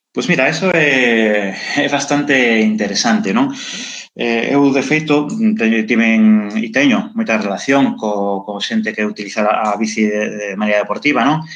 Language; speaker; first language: Galician; non-native, local second language; Spanish